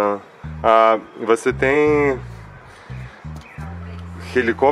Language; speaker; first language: Portuguese; non-native, learner; Russian